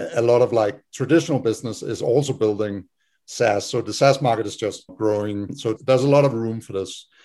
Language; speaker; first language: English; non-native, fluent; Danish